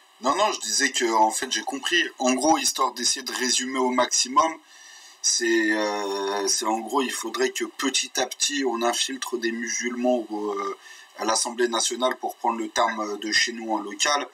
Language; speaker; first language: French; native; French